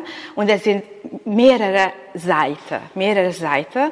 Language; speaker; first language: German; non-native, local second language; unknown